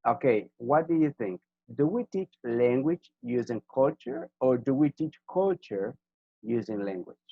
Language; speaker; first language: English; non-native, fluent; Spanish